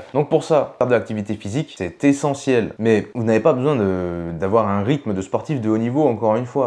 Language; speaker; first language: French; native; French